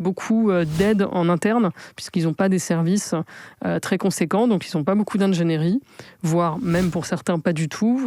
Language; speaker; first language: French; native; French